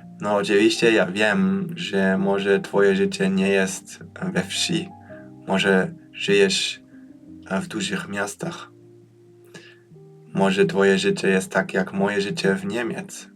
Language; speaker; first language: Polish; early bilingual, heritage; Polish